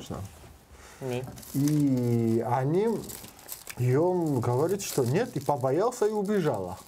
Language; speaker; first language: Russian; non-native, learner; Georgian